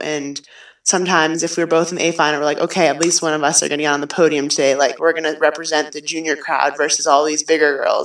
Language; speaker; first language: English; native; English